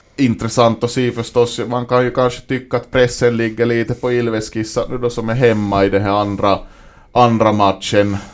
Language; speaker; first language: Swedish; native; Swedish